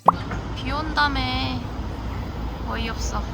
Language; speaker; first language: Korean; native; Korean